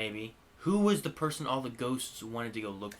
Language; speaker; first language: English; native; English